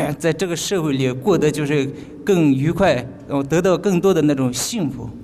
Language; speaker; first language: Chinese; non-native, local second language; Tibetan